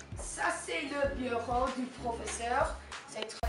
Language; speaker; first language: French; non-native, learner; English